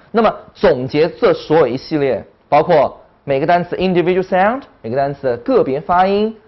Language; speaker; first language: Chinese; native; Chinese